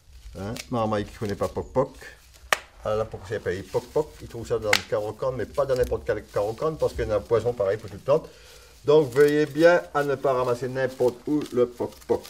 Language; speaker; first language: French; native; French